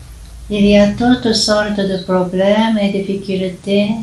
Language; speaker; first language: French; non-native, fluent; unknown